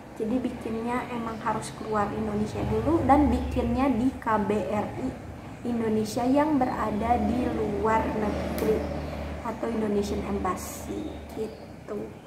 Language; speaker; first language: Indonesian; native; Indonesian